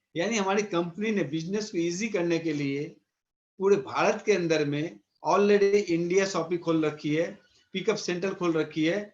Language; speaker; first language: Hindi; native; Hindi